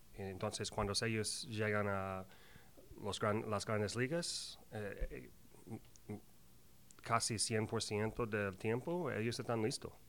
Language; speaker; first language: Spanish; non-native, learner; English